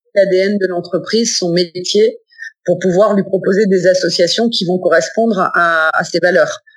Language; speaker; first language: French; native; French